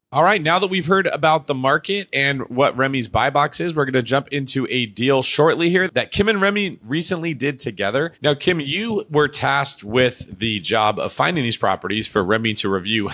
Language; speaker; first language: English; native; English